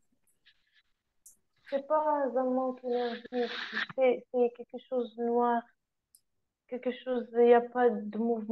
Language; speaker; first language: French; non-native, learner; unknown